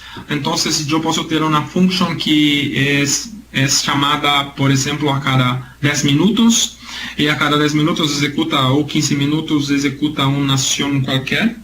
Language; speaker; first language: Spanish; non-native, learner; Portuguese